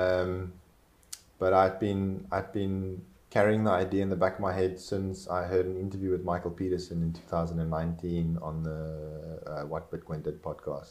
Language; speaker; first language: English; non-native, local second language; Afrikaans